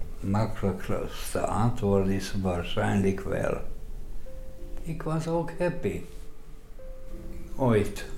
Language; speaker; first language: Dutch; non-native, fluent; Romanian